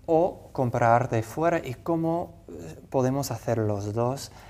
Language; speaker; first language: Spanish; non-native, fluent; English